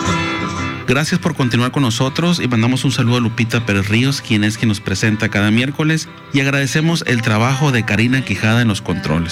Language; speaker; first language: Spanish; native; Spanish